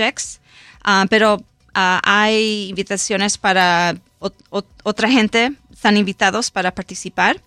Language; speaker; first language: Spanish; early bilingual, heritage; Spanish